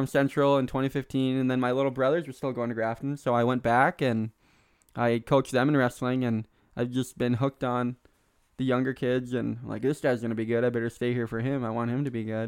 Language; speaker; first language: English; native; English